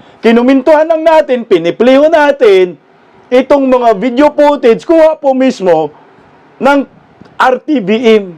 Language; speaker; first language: Filipino; non-native, local second language; Cebuano